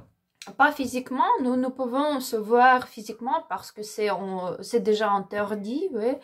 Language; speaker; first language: French; non-native, learner; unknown